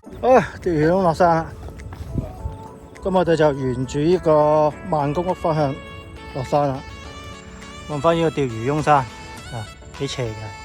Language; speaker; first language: Cantonese; native; Cantonese